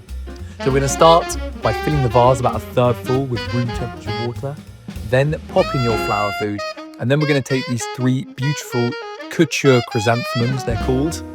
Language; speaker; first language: English; native; English